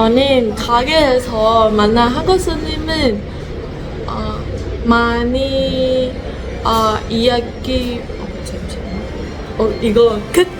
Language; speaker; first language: Korean; non-native, learner; Vietnamese